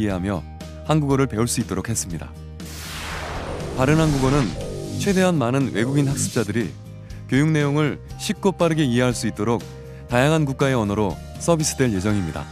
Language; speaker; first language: Korean; native; Korean